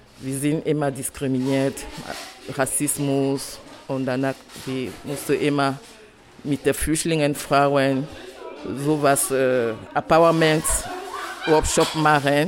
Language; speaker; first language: German; non-native, learner; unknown